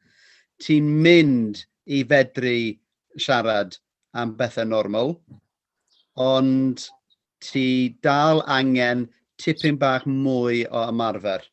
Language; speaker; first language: Welsh; non-native, fluent; English